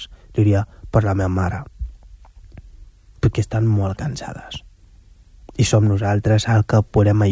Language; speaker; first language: Catalan; non-native, local second language; Wolof